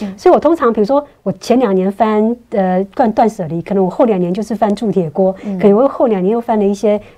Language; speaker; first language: Chinese; native; Chinese